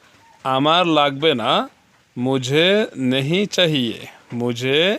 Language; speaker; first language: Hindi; non-native, learner; Bangla